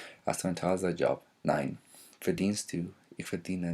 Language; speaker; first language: German; non-native, fluent; English